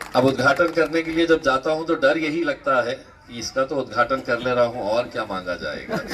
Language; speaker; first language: Hindi; non-native, local second language; Marathi